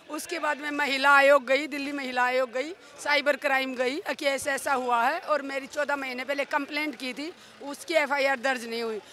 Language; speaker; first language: Hindi; native; Hindi